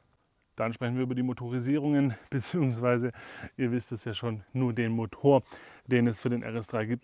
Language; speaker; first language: German; native; German